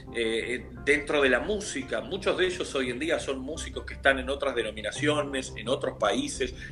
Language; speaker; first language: Spanish; native; Spanish